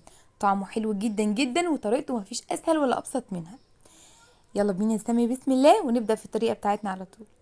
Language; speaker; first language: Arabic; native; Arabic